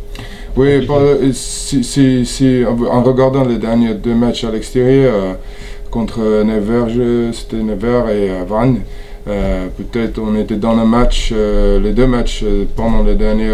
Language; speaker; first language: French; non-native, fluent; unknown